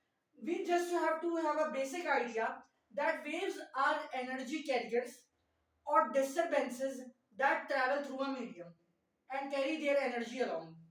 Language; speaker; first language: English; non-native, local second language; Urdu